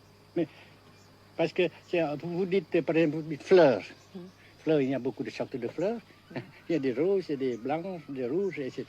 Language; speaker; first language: French; non-native, local second language; Vietnamese